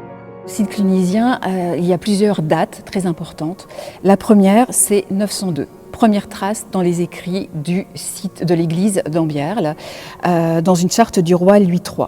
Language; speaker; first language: French; native; French